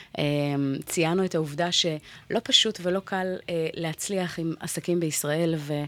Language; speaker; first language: Hebrew; native; Hebrew